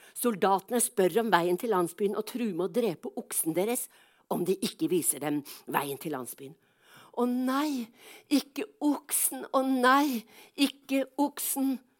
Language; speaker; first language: Norwegian; native; Norwegian